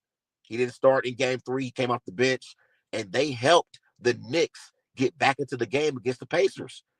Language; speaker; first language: English; native; English